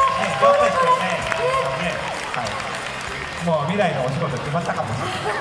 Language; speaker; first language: Japanese; native; Japanese